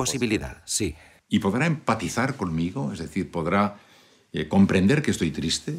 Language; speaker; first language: Spanish; native; Spanish